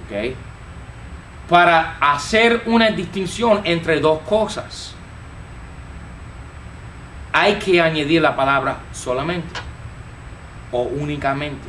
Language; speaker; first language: Spanish; non-native, fluent; English